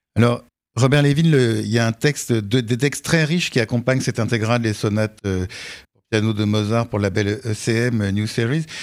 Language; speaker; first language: French; native; French